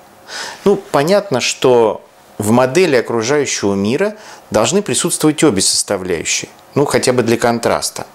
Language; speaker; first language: Russian; native; Russian